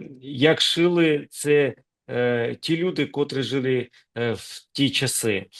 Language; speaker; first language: Ukrainian; non-native, local second language; Russian